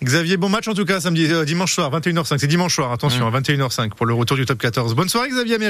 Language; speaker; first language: French; native; French